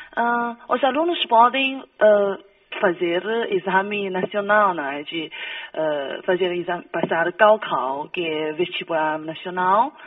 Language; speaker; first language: Portuguese; non-native, fluent; Chinese